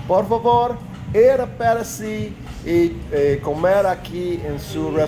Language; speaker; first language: Spanish; non-native, learner; English